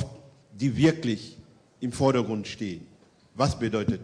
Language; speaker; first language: German; non-native, fluent; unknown